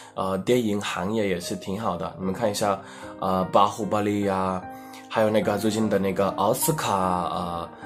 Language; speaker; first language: Chinese; non-native, fluent; Hindi